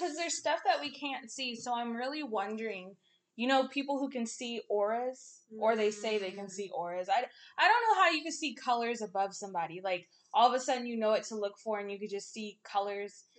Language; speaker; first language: English; native; English